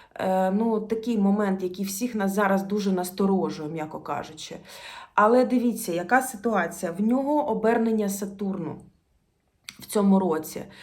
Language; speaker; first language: Ukrainian; non-native, local second language; Russian